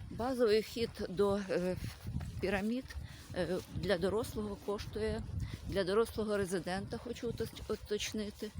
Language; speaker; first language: Ukrainian; native; Ukrainian